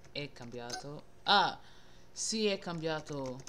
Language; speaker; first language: Italian; non-native, learner; English